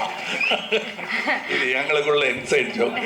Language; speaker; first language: Tamil; native; Tamil